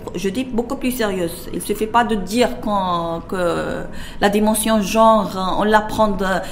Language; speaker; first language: French; non-native, local second language; Arabic